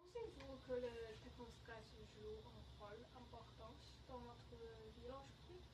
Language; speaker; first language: French; non-native, learner; English